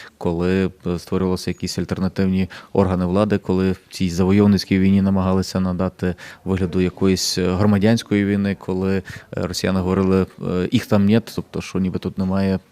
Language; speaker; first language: Ukrainian; native; Ukrainian